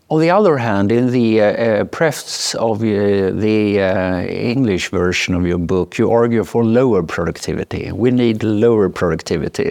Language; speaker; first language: English; non-native, fluent; Swedish